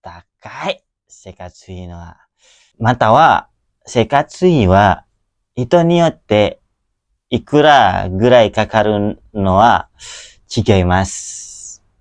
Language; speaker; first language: Japanese; non-native, learner; Indonesian